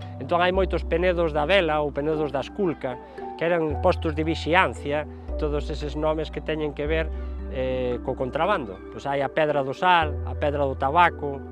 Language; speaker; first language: Galician; native; Galician